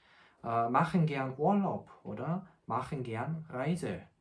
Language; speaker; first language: German; non-native, fluent; Korean